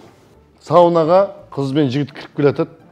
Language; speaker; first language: Kazakh; native; Kazakh